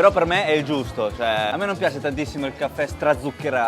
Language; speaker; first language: Italian; early bilingual, other home language; Chinese